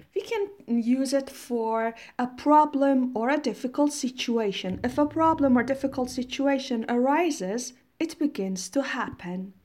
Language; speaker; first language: English; non-native, fluent; Persian